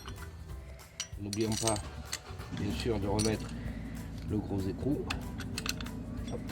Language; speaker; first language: French; native; French